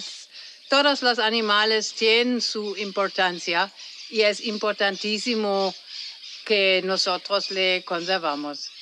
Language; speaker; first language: Spanish; non-native, fluent; German